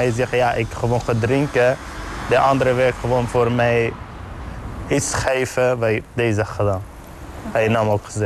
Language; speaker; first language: Dutch; non-native, learner; Arabic